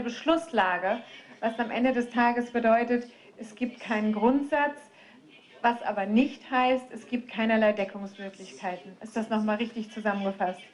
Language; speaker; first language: German; native; German